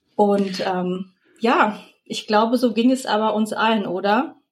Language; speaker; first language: German; early bilingual, other home language; Russian